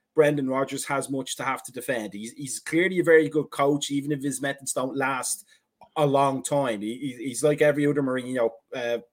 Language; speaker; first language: English; native; English